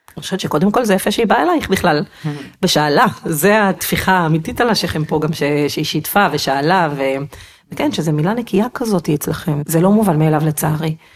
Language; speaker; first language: Hebrew; native; Hebrew